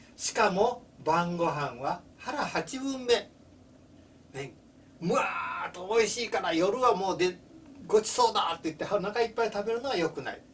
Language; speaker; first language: Japanese; native; Japanese